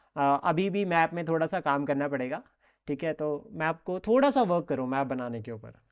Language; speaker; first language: Hindi; native; Hindi